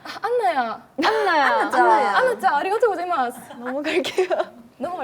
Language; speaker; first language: Korean; native; Korean